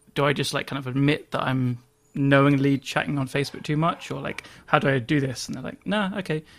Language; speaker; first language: English; native; English